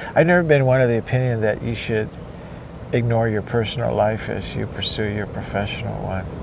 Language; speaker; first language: English; early bilingual, other home language; Spanish